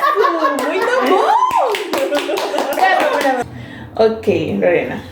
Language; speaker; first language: Portuguese; non-native, learner; Haitian Creole